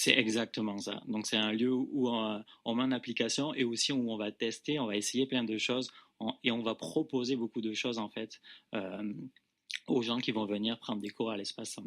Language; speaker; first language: French; native; French